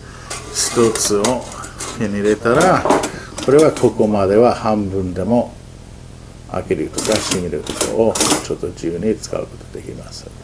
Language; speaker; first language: Japanese; non-native, fluent; English